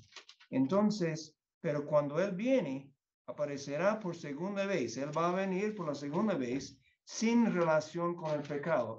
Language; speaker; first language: Spanish; non-native, fluent; English